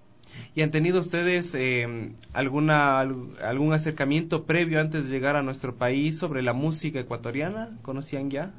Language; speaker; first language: Spanish; native; Spanish